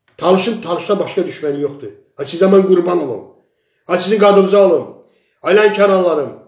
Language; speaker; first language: Azerbaijani; non-native, local second language; Talysh